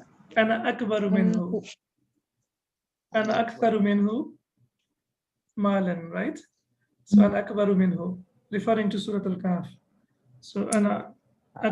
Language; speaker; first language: Arabic; non-native, fluent; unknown